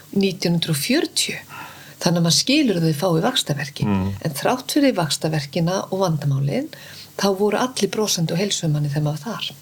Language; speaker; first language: Icelandic; early bilingual, heritage; Icelandic